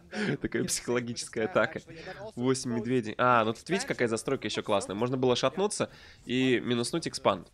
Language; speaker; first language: Russian; native; Russian